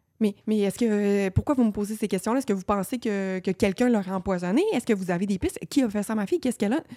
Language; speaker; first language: French; native; French